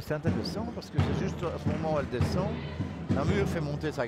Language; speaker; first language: French; native; French